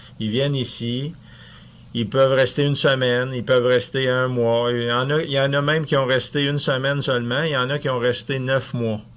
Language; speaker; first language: French; native; French